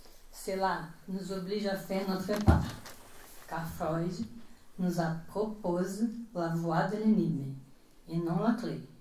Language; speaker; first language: French; non-native, fluent; Portuguese